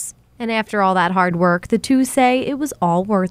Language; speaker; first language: English; native; English